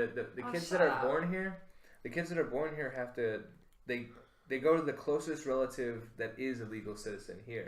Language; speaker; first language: English; native; English